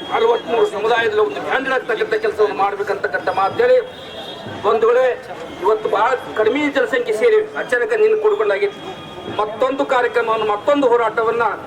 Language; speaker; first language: Kannada; non-native, local second language; Lambadi